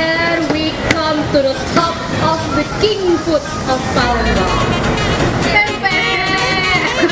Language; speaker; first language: English; non-native, fluent; Indonesian